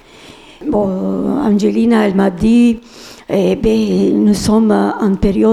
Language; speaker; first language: French; non-native, fluent; Italian